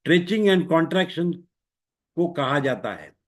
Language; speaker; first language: Hindi; non-native, local second language; Marathi